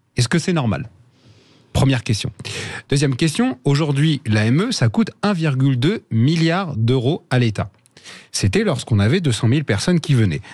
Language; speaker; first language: French; native; French